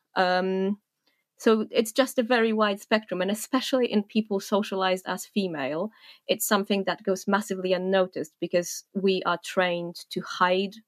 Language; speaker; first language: English; non-native, fluent; Polish